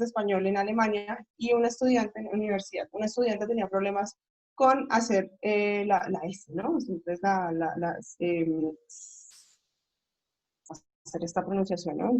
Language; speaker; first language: Spanish; native; Spanish